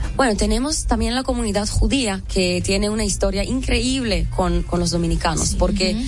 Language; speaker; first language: Spanish; non-native, fluent; Hebrew